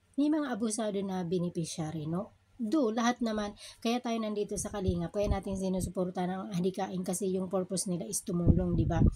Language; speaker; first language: Filipino; native; Filipino